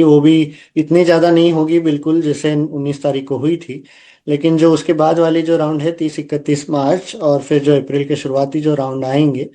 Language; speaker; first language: Hindi; non-native, local second language; Gujarati